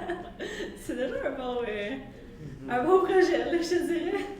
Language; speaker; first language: French; native; French